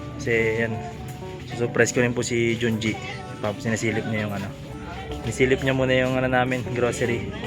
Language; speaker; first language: Filipino; non-native, local second language; Hiligaynon